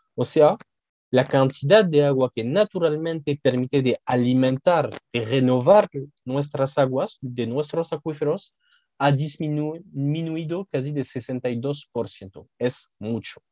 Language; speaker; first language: Spanish; non-native, fluent; French